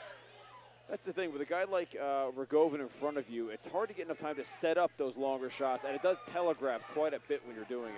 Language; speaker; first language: English; native; English